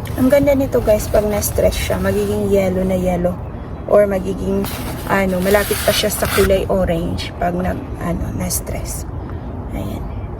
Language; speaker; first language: Filipino; native; Filipino